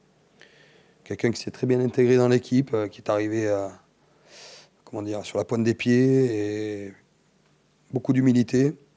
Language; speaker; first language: French; native; French